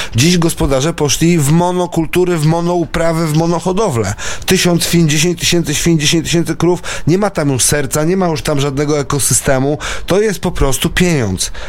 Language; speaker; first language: Polish; native; Polish